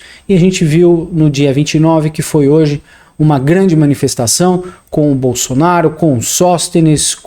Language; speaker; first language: Portuguese; native; Portuguese